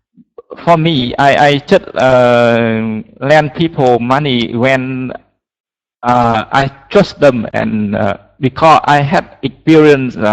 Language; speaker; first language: English; non-native, learner; Vietnamese